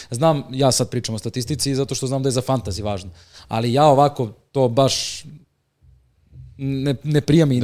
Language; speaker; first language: Serbian; native; Serbian